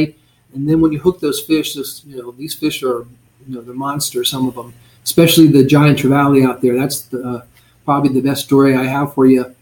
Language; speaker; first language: English; native; English